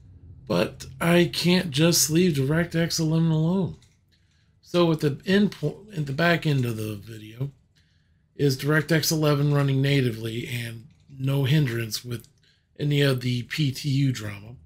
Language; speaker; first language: English; native; English